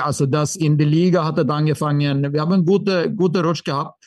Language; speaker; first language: German; non-native, fluent; Swedish